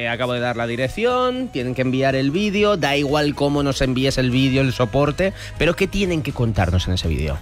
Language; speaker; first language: Spanish; native; Spanish